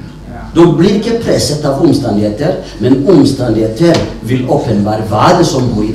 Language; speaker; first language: Norwegian; non-native, fluent; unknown